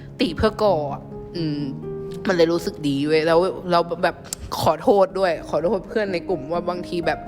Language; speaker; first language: Thai; native; Thai